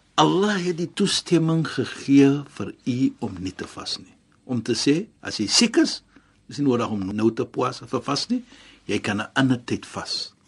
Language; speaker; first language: Afrikaans; non-native, fluent; Arabic